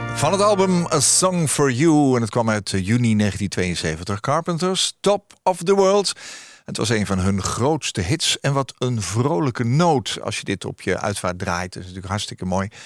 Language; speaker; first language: Dutch; native; Dutch